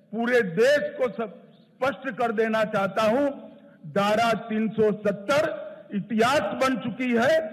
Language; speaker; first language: Hindi; non-native, local second language; Gujarati